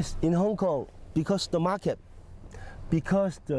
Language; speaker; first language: English; non-native, fluent; Cantonese